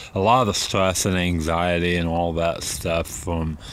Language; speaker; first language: English; native; English